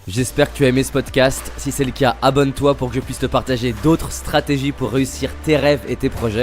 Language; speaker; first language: French; native; French